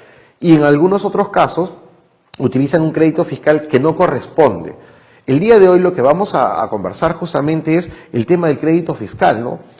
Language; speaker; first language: Spanish; native; Spanish